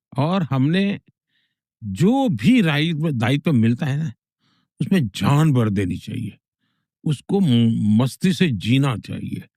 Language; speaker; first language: Hindi; non-native, local second language; Gujarati